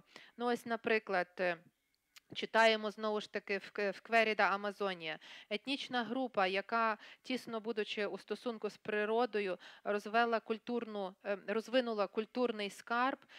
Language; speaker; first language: Ukrainian; native; Ukrainian